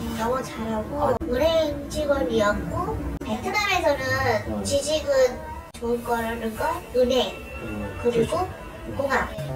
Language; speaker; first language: Korean; non-native, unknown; Vietnamese